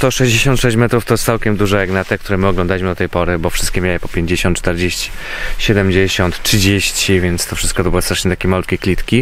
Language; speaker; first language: Polish; native; Polish